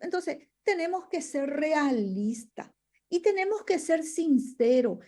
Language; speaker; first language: Spanish; non-native, local second language; Guarani